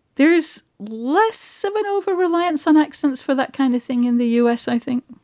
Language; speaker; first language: English; native; English